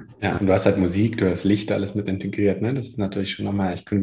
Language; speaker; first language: German; native; German